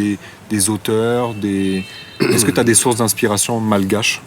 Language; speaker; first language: French; native; French